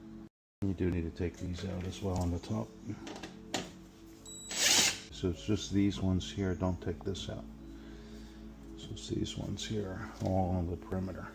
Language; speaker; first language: English; native; English